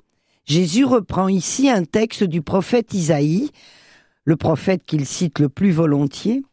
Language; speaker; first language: French; native; French